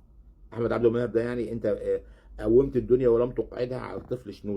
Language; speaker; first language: Arabic; native; Arabic